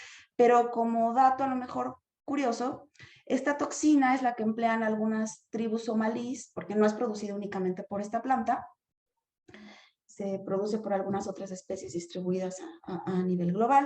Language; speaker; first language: Spanish; native; Spanish